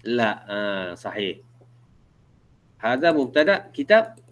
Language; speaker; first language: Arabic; non-native, fluent; Malay